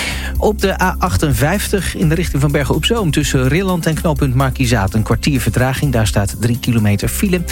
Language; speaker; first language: Dutch; native; Dutch